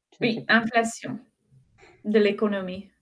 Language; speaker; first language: French; non-native, fluent; English